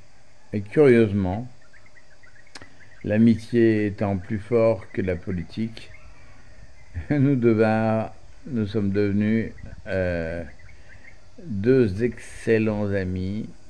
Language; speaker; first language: French; native; French